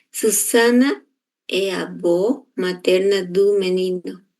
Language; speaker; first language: Portuguese; non-native, learner; Spanish